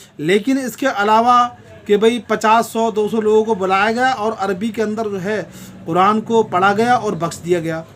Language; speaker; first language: Urdu; native; Urdu